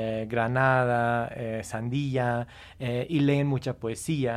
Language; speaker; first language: Spanish; non-native, fluent; English